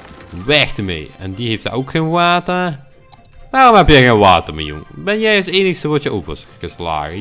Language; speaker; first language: Dutch; native; Dutch